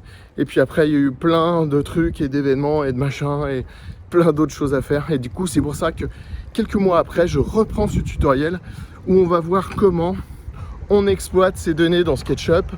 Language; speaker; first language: French; native; French